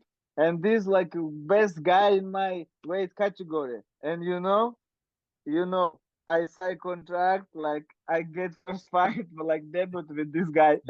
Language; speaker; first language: English; non-native, learner; Russian